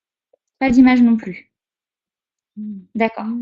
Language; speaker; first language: French; native; French